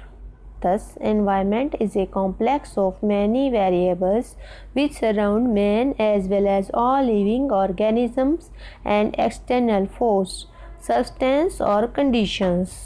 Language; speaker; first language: English; non-native, local second language; Hindi